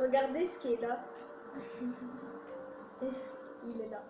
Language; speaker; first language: French; native; French